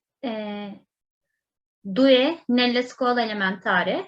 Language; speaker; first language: Italian; non-native, learner; Turkish